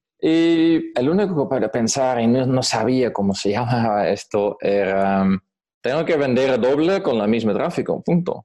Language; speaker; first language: Spanish; non-native, fluent; Dutch